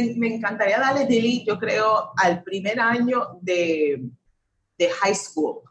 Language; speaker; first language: Spanish; early bilingual, heritage; Spanish